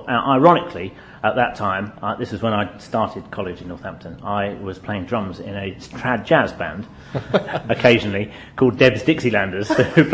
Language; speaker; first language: English; native; English